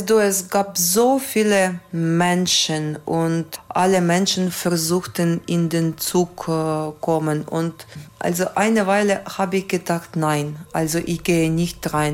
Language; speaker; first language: German; non-native, fluent; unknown